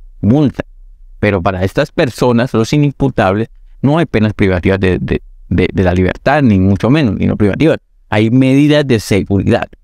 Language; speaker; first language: Spanish; native; Spanish